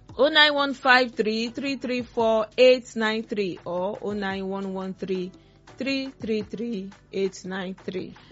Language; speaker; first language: Nigerian Pidgin; non-native, local second language; Yoruba